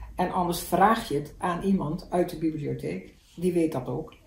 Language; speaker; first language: Dutch; native; Dutch